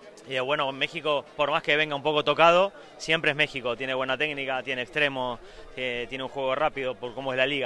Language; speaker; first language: Spanish; native; Spanish